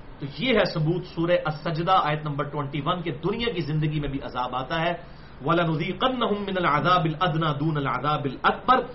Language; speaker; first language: Urdu; non-native, local second language; Punjabi